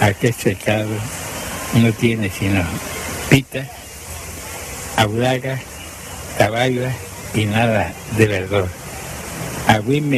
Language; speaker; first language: Spanish; native; Spanish